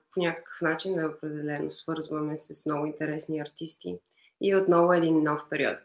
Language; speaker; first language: Bulgarian; native; Bulgarian